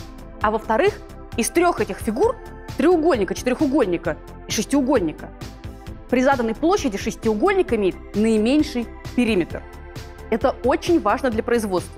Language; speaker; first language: Russian; native; Russian